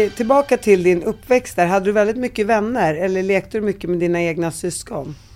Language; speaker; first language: Swedish; early bilingual, other home language; Arabic